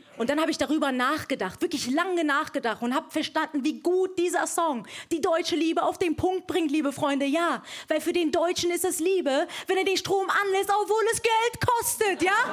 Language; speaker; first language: German; early bilingual, other home language; Persian